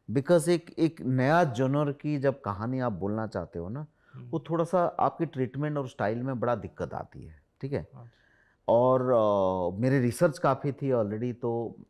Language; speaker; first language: Hindi; non-native, local second language; Odia